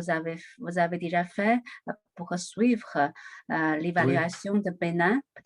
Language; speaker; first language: French; non-native, learner; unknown